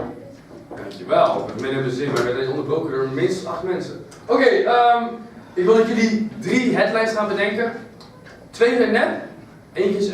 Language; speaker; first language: Dutch; native; Dutch